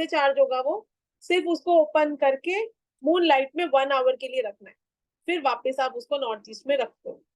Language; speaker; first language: Hindi; native; Hindi